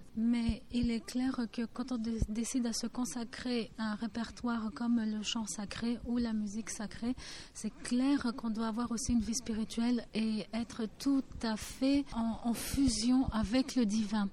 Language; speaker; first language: French; non-native, fluent; Greek